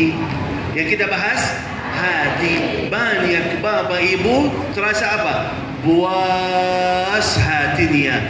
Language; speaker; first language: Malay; non-native, fluent; Arabic